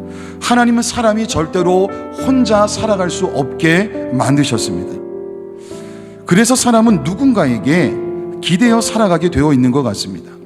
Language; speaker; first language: Korean; native; Korean